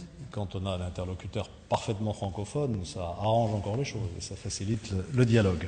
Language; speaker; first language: French; native; French